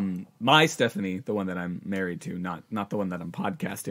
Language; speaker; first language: English; native; English